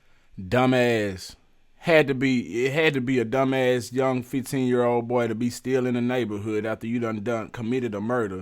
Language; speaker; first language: English; native; English